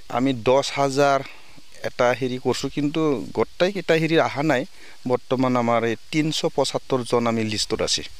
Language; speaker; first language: Assamese; non-native, local second language; Bodo